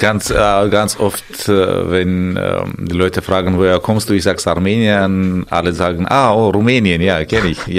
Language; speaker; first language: German; non-native, fluent; Armenian